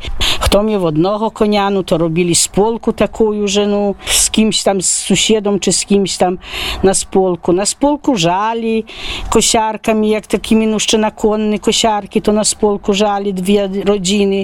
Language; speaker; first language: Polish; non-native, local second language; Ukrainian